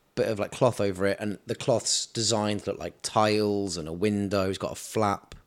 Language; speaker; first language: English; native; English